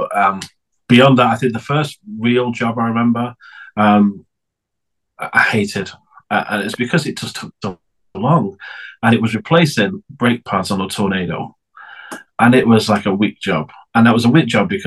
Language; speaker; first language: English; native; English